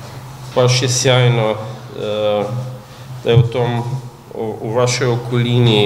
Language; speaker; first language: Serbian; non-native, fluent; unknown